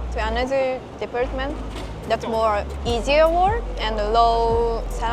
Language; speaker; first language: English; non-native, learner; Japanese